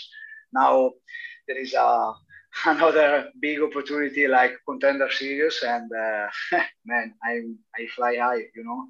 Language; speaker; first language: English; non-native, learner; Italian